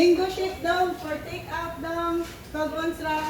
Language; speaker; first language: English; non-native, local second language; Cebuano